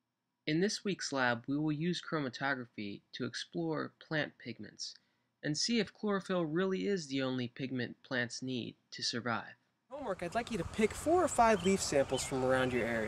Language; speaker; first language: English; native; English